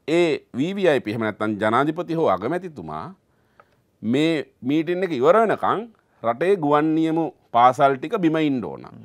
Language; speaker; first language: Sinhala; native; Sinhala